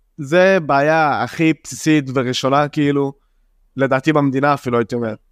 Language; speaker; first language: Hebrew; non-native, local second language; Arabic